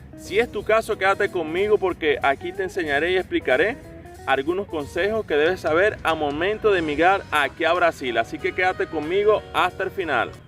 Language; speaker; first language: Spanish; native; Spanish